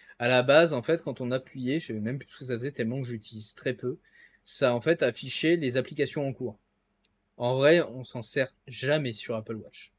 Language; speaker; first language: French; native; French